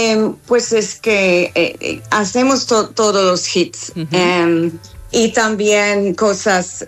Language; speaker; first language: Spanish; non-native, learner; English